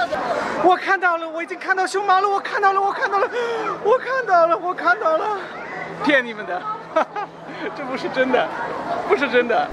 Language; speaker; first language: Chinese; non-native, fluent; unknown